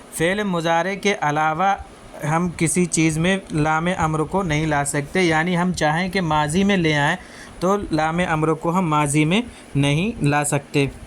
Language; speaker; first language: Urdu; native; Urdu